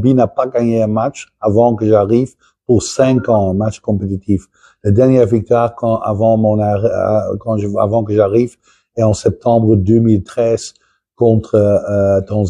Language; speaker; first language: French; non-native, fluent; Dutch